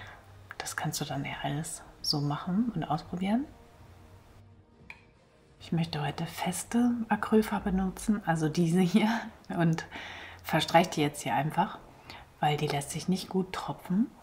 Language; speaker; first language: German; native; German